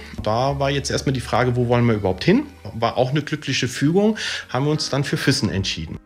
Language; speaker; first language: German; early bilingual, other home language; Italian